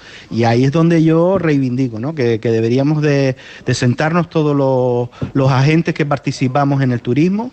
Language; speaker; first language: Spanish; native; Spanish